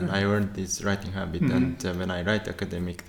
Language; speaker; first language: English; non-native, fluent; Turkmen